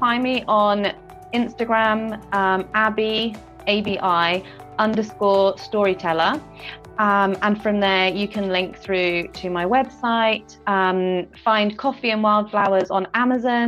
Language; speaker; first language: English; native; English